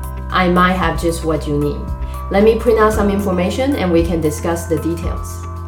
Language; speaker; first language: English; non-native, fluent; Chinese